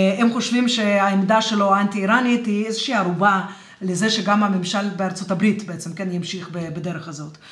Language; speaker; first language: Hebrew; non-native, fluent; Russian